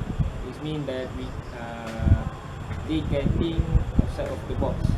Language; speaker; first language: English; non-native, learner; Malay